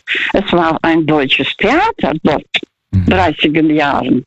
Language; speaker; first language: German; non-native, fluent; Russian